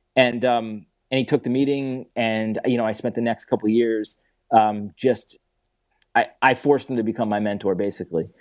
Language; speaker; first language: English; native; English